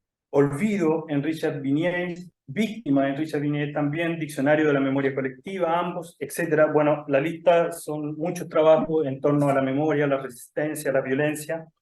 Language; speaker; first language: Spanish; native; Spanish